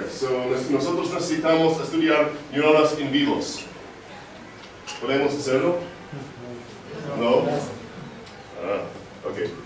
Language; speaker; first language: Spanish; non-native, learner; English